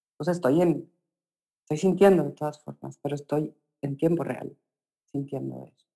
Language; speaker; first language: Spanish; native; Spanish